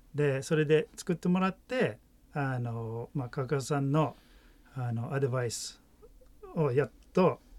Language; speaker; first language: Japanese; non-native, fluent; English